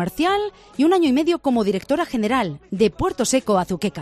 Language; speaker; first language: Spanish; native; Spanish